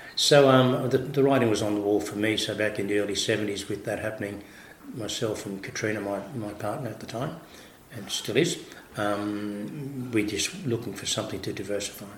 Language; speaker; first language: English; early bilingual, other home language; Italian